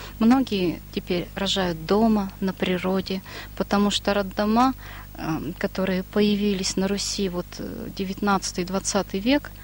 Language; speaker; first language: Russian; native; Russian